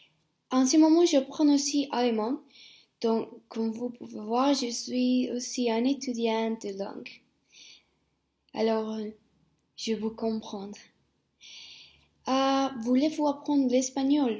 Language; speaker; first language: French; non-native, fluent; Spanish